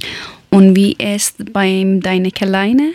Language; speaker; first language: German; non-native, learner; Persian